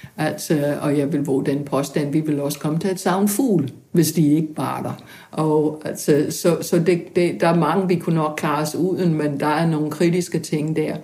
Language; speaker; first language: Danish; non-native, fluent; English